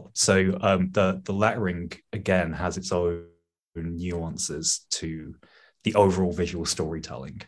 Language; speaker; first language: English; native; English